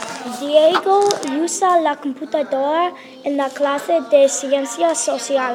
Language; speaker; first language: Spanish; non-native, learner; English